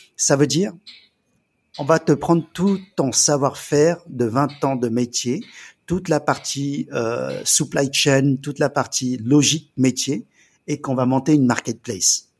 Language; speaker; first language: French; early bilingual, other home language; Chinese